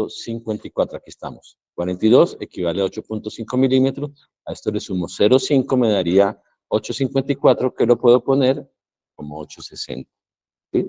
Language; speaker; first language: Spanish; native; Spanish